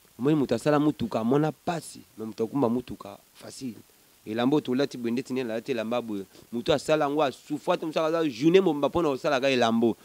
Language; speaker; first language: Lingala; native; Lingala